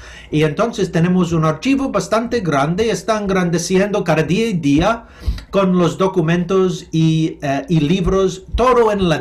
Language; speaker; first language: Spanish; non-native, fluent; English